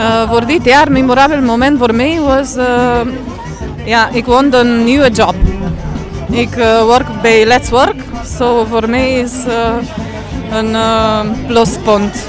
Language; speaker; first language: Dutch; non-native, learner; Romanian